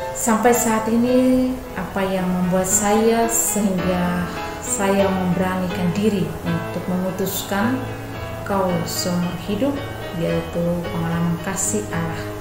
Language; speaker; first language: Indonesian; non-native, local second language; Tetum